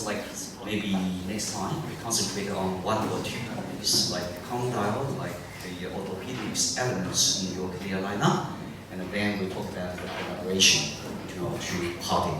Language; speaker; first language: English; non-native, fluent; Chinese